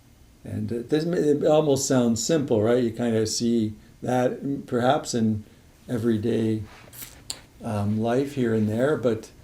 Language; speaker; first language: English; native; English